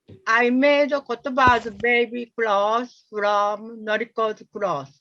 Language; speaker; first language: English; non-native, learner; Japanese